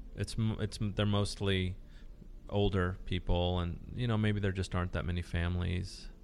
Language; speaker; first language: English; early bilingual, other home language; Spanish